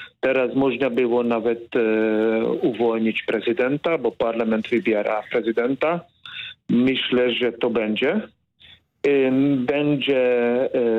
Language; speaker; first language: Polish; non-native, fluent; Hungarian